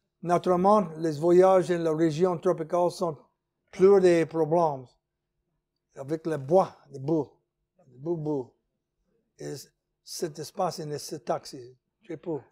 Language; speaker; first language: French; non-native, learner; English